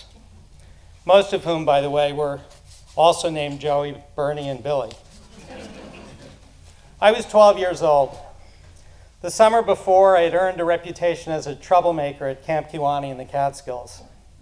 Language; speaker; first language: English; native; English